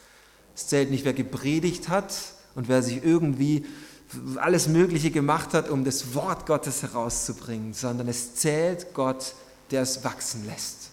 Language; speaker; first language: German; native; German